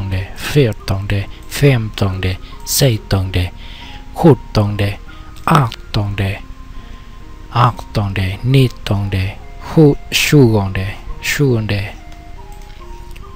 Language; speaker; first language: Swedish; non-native, learner; Vietnamese